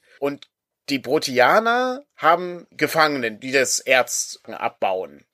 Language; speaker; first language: German; native; German